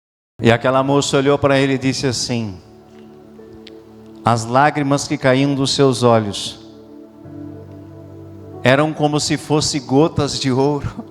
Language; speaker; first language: Portuguese; native; Portuguese